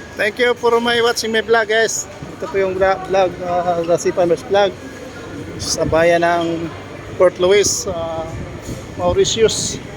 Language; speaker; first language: Filipino; non-native, local second language; Cebuano